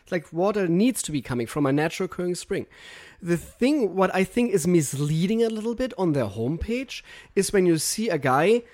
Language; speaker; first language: English; non-native, fluent; German